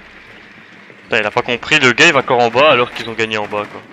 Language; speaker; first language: French; native; French